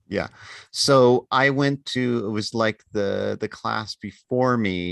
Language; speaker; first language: English; native; English